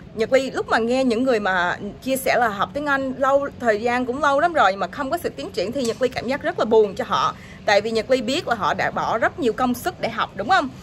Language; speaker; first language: Vietnamese; early bilingual, heritage; Vietnamese